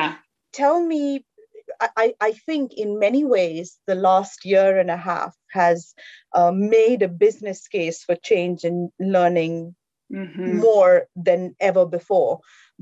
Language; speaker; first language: English; non-native, local second language; Konkani